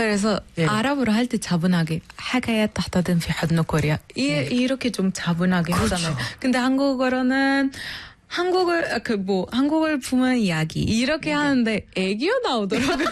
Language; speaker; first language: Korean; non-native, fluent; Arabic